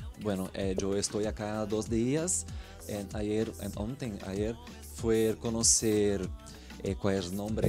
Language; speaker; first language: Spanish; non-native, learner; Portuguese